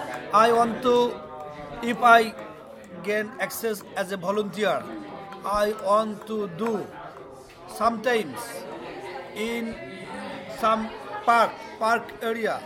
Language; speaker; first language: English; non-native, learner; Bangla